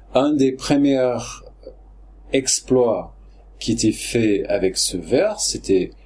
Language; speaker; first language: French; non-native, fluent; English